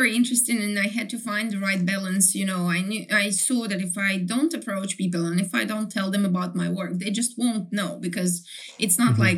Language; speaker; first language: English; non-native, fluent; Ukrainian